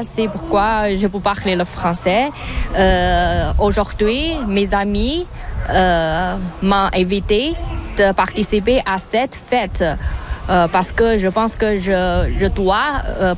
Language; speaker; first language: French; non-native, learner; Chinese